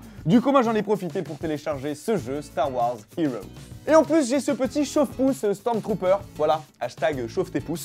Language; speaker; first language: French; native; French